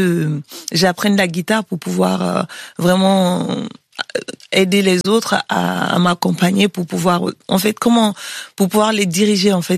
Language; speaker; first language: French; non-native, local second language; Bambara